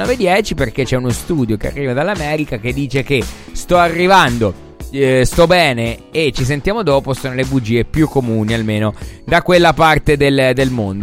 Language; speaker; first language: Italian; native; Italian